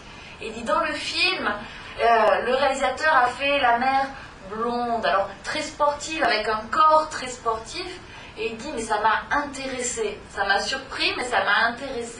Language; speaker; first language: French; native; French